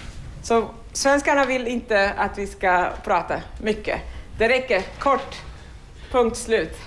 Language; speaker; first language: Swedish; non-native, fluent; Arabic